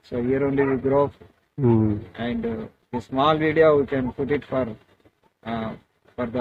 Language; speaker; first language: English; non-native, learner; Telugu